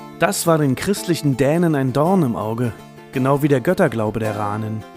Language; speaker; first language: German; native; German